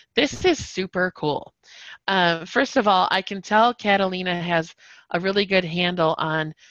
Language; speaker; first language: English; native; English